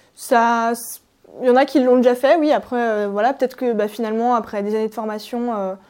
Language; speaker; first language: French; native; French